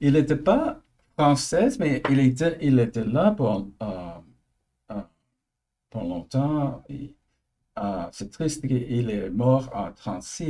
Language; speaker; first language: French; early bilingual, heritage; English